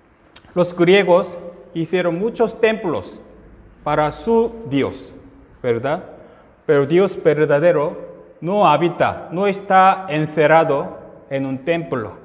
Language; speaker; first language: Spanish; non-native, fluent; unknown